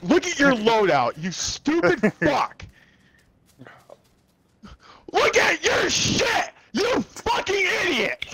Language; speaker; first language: English; native; English